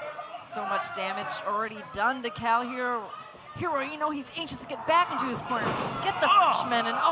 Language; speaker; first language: English; native; English